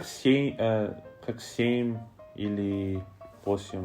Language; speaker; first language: Russian; non-native, learner; Spanish